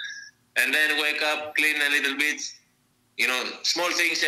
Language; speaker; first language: English; non-native, fluent; Greek